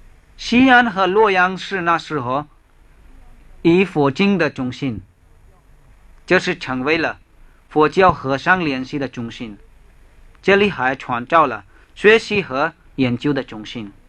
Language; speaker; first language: Chinese; non-native, fluent; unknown